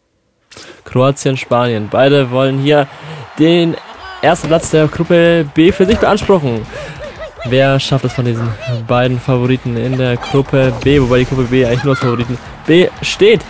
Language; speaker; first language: German; native; German